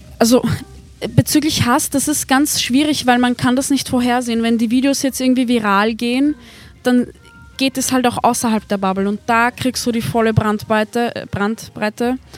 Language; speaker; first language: German; native; German